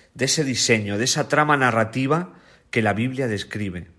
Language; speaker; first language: Spanish; native; Spanish